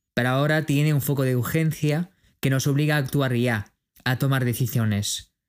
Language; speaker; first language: Spanish; non-native, fluent; French